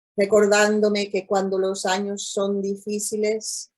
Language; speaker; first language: Spanish; early bilingual, other home language; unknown